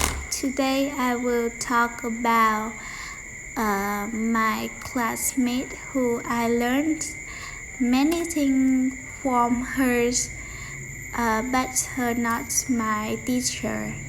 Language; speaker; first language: English; non-native, learner; Vietnamese